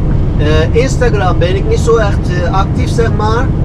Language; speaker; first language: Dutch; non-native, fluent; Turkish